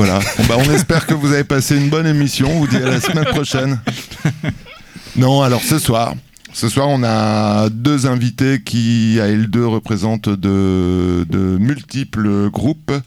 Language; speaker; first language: French; native; French